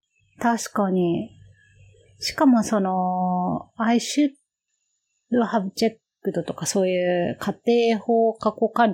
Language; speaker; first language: Japanese; native; Japanese